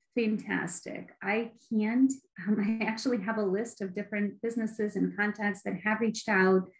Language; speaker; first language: English; non-native, fluent; Ukrainian